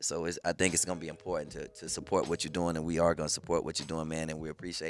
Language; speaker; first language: English; native; English